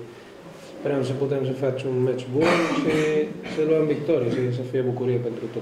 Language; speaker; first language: Romanian; non-native, learner; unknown